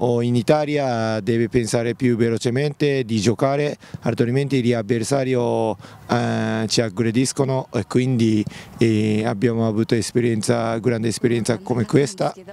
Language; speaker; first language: Italian; non-native, learner; Japanese